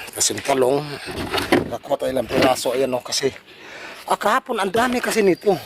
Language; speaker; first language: Filipino; non-native, local second language; Cebuano